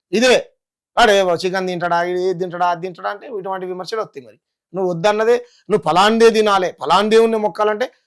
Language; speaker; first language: Telugu; native; Telugu